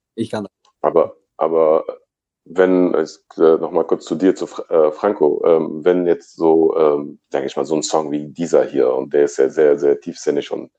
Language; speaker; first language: German; native; German